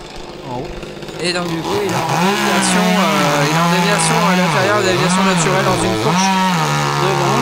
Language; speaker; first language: French; native; French